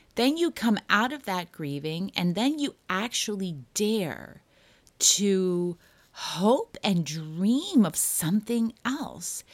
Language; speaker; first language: English; native; English